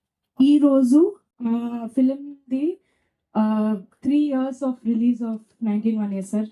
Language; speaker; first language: Telugu; non-native, fluent; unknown